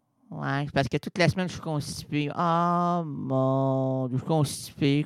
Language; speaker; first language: French; native; French